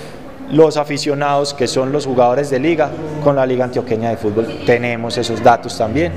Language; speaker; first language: Spanish; native; Spanish